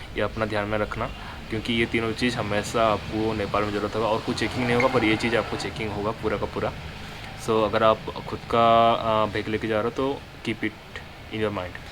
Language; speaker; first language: Hindi; non-native, local second language; Odia